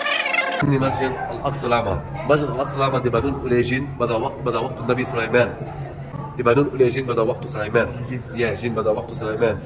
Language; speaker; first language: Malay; non-native, learner; Arabic